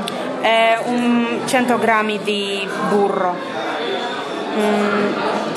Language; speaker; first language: Italian; non-native, learner; Armenian